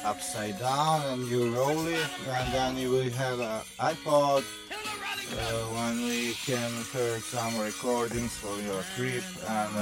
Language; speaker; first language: English; non-native, learner; Slovenian